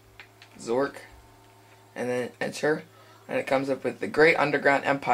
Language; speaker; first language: English; native; English